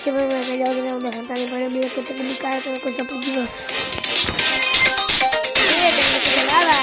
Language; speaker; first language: Spanish; native; Spanish